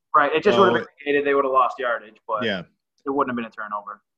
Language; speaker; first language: English; native; English